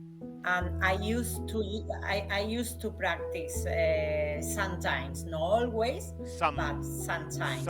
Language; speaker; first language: English; non-native, learner; Spanish